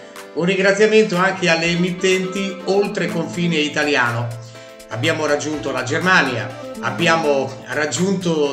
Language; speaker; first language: Italian; native; Italian